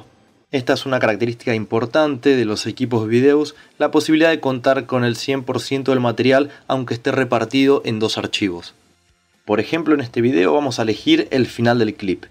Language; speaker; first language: Spanish; native; Spanish